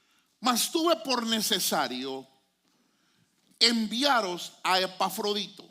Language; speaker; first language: Spanish; native; Spanish